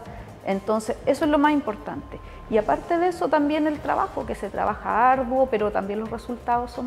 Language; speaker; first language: Spanish; native; Spanish